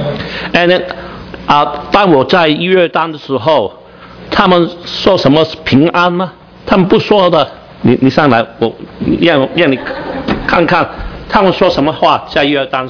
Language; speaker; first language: Chinese; non-native, learner; Cantonese